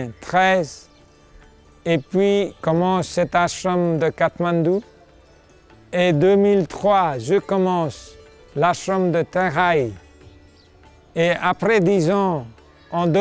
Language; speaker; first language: French; non-native, fluent; Nepali